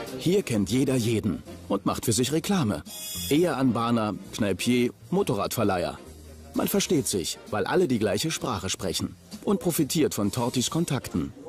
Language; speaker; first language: German; native; German